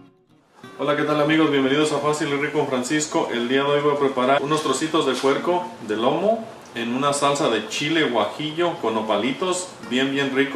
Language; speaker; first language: Spanish; native; Spanish